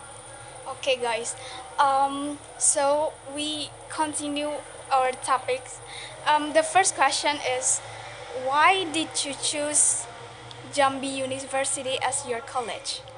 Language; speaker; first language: English; non-native, local second language; Indonesian